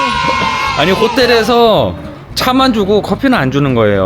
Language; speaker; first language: Korean; native; Korean